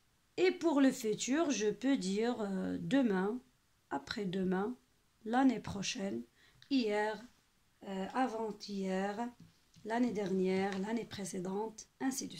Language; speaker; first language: French; non-native, local second language; Arabic